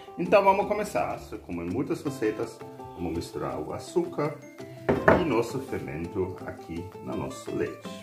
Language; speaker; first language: Portuguese; non-native, learner; German